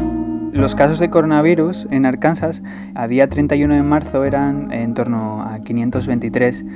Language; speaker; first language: Spanish; native; Spanish